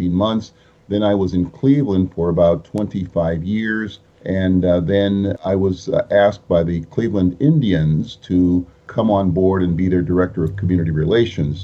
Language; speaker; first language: English; early bilingual, other home language; Spanish